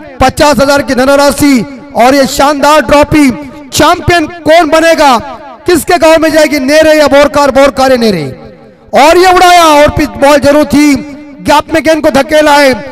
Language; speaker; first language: Hindi; non-native, local second language; Marathi